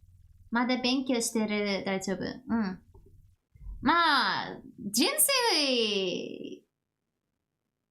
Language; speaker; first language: Japanese; non-native, learner; English